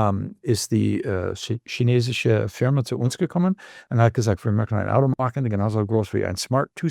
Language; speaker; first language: German; non-native, learner; English